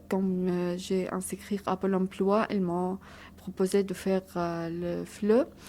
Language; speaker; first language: French; non-native, learner; Arabic